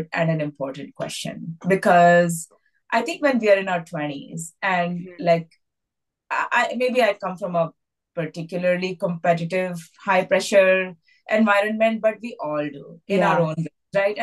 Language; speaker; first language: English; non-native, local second language; Hindi